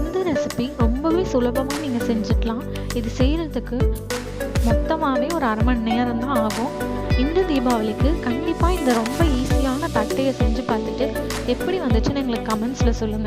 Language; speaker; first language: Tamil; native; Tamil